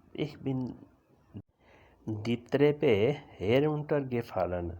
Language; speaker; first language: German; non-native, learner; Urdu